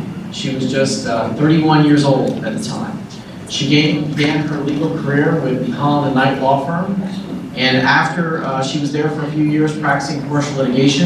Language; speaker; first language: English; native; English